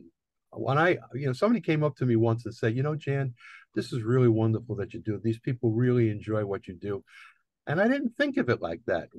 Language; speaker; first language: English; native; English